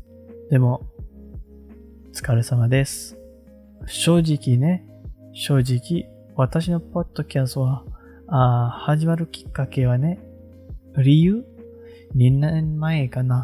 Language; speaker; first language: Japanese; non-native, learner; Malay